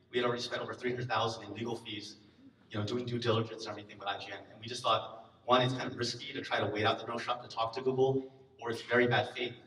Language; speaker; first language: English; native; English